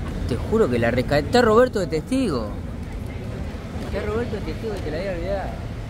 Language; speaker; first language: Spanish; native; Spanish